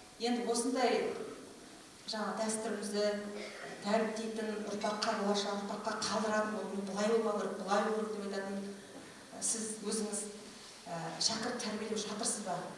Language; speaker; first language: Kazakh; native; Kazakh